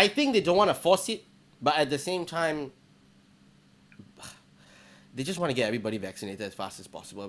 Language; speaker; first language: English; native; English